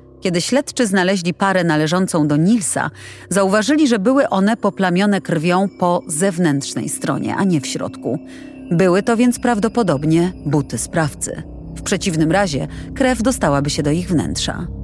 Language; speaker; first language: Polish; native; Polish